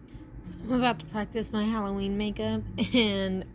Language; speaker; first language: English; native; English